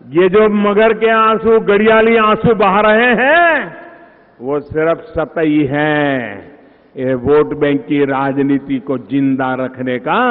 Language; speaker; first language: Hindi; non-native, local second language; Gujarati